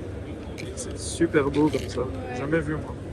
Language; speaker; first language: French; native; French